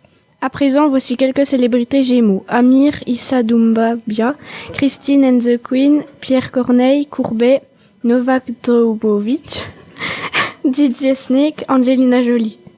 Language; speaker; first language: French; native; French